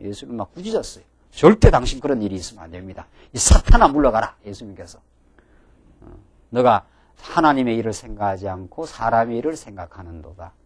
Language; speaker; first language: Korean; native; Korean